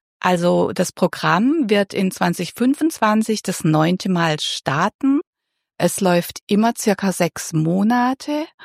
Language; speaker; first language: German; native; German